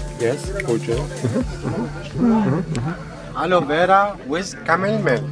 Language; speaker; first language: English; non-native, learner; Arabic